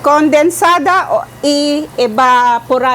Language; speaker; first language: Spanish; non-native, learner; Filipino